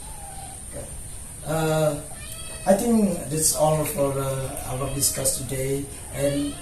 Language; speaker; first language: English; non-native, learner; Indonesian